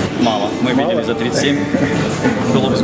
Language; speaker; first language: Russian; native; Russian